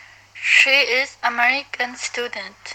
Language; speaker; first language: English; non-native, learner; Uyghur